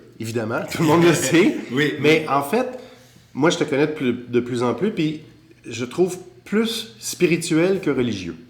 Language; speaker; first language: French; native; French